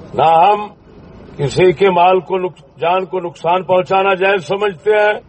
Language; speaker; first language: Urdu; non-native, local second language; Punjabi